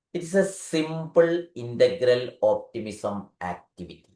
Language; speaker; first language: English; non-native, local second language; Malayalam